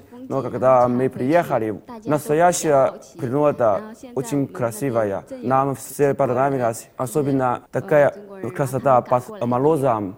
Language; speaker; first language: Russian; non-native, learner; Chinese